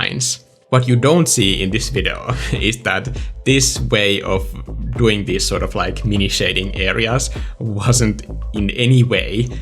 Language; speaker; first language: English; non-native, fluent; Finnish